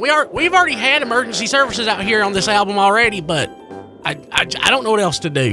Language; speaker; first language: English; native; English